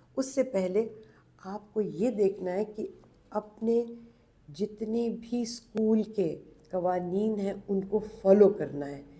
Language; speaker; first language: Urdu; non-native, local second language; Punjabi